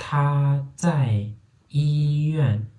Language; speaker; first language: Chinese; non-native, fluent; Turkmen